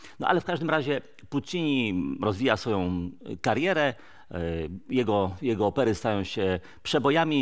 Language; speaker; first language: Polish; native; Polish